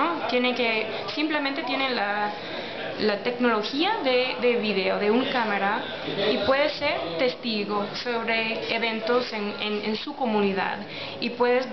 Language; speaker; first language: Spanish; non-native, learner; English